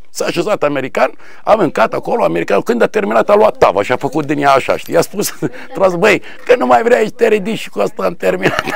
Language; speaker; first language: Romanian; non-native, fluent; Arabic